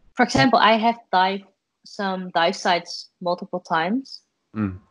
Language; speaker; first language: English; non-native, fluent; Dutch